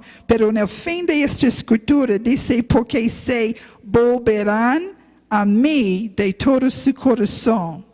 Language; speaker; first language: Spanish; non-native, learner; English